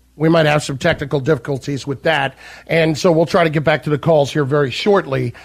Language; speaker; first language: English; native; English